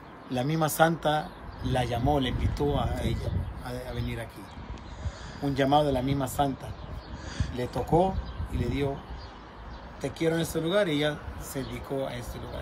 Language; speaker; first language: Spanish; non-native, fluent; Arabic